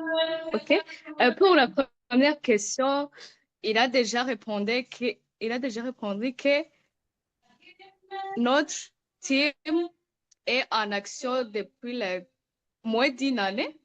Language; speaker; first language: French; non-native, local second language; Rundi